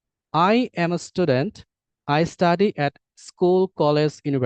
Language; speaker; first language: English; non-native, fluent; Bangla